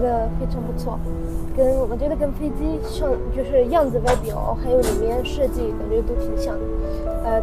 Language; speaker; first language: Chinese; non-native, fluent; Arabic